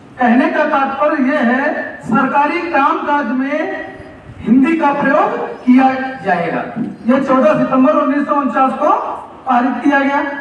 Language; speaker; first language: Hindi; native; Hindi